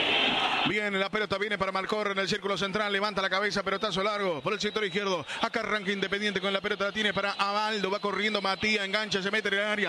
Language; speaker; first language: Spanish; native; Spanish